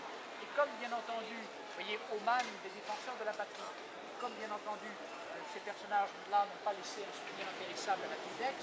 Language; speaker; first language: French; native; French